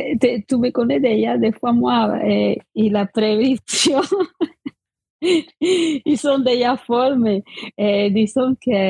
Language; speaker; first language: French; non-native, fluent; Spanish